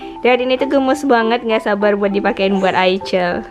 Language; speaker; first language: Indonesian; native; Indonesian